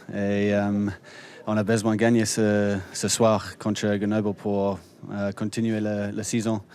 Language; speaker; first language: French; non-native, learner; English